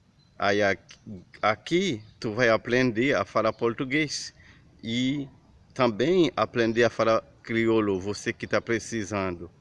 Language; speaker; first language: Portuguese; non-native, learner; Haitian Creole